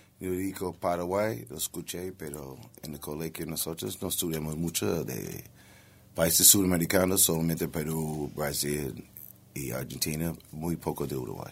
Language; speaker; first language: Spanish; non-native, learner; English